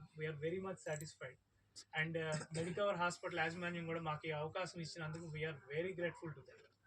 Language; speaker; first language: Telugu; native; Telugu